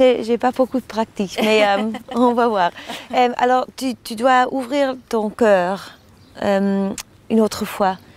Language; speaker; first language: French; non-native, learner; German